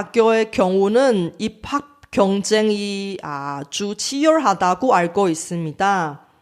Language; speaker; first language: Korean; non-native, fluent; Chinese